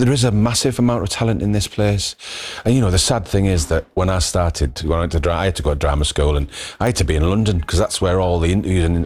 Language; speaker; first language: English; native; English